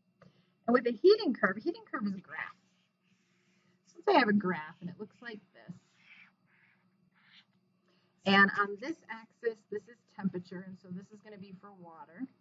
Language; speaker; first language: English; native; English